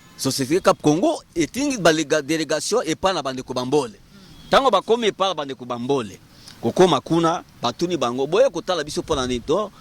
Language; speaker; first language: Lingala; native; Lingala